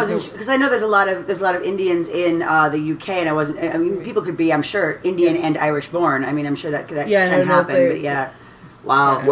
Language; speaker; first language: English; native; English